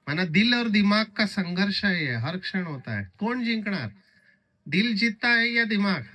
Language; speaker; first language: Hindi; non-native, local second language; Marathi